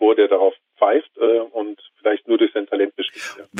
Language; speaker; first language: German; native; German